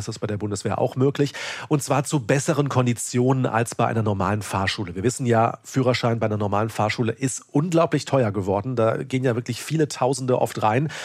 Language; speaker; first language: German; native; German